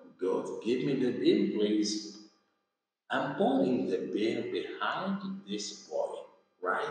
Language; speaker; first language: English; non-native, fluent; Vietnamese